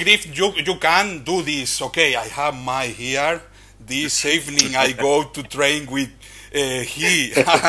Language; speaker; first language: English; non-native, learner; Spanish